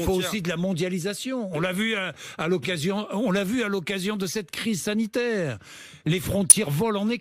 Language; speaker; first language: French; native; French